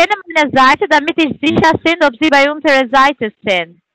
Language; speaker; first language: German; non-native, fluent; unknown